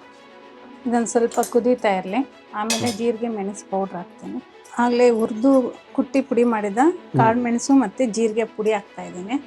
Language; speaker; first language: Kannada; native; Kannada